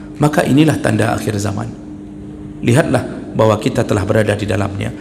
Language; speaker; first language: Malay; non-native, local second language; Achinese